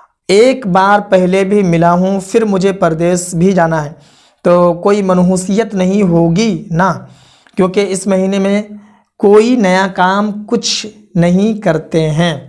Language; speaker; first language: Hindi; native; Hindi